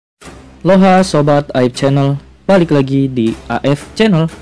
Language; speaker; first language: Indonesian; native; Indonesian